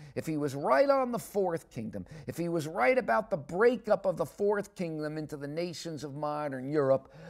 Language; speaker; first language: English; native; English